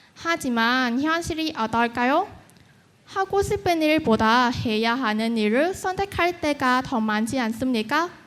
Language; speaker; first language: Korean; non-native, fluent; Vietnamese